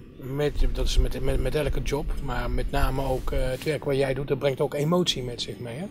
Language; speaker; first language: Dutch; native; Dutch